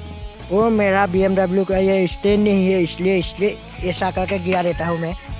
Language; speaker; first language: Hindi; non-native, local second language; Assamese